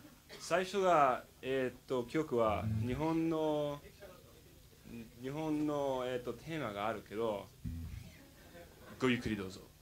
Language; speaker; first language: Japanese; non-native, learner; English